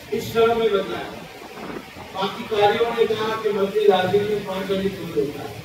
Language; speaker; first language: Urdu; native; Urdu